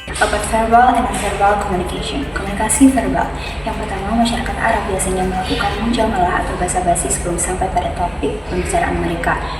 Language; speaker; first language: Indonesian; native; Indonesian